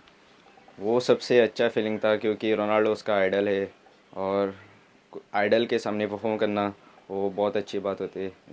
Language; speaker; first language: Hindi; non-native, local second language; Konkani